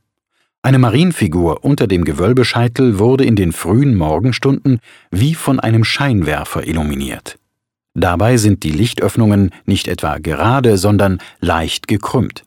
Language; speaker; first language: German; native; German